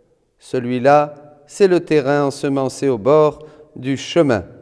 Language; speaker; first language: French; native; French